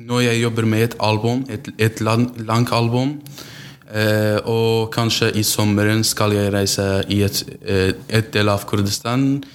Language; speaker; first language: Norwegian; non-native, learner; Central Kurdish